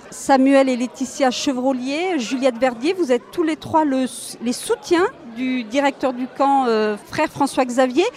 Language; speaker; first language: French; native; French